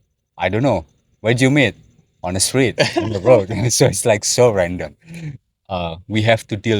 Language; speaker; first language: English; non-native, learner; Indonesian